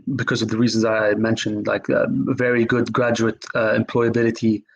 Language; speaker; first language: English; non-native, fluent; Arabic